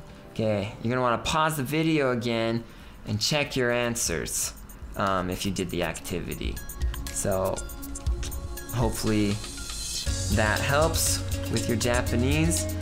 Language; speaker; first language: English; native; English